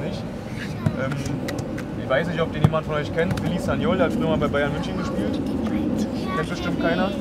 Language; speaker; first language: German; native; German